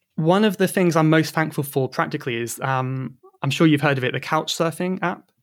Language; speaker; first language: English; native; English